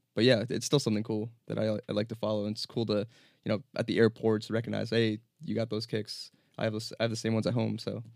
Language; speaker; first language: English; native; English